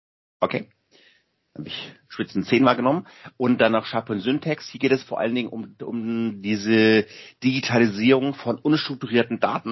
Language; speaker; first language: German; native; German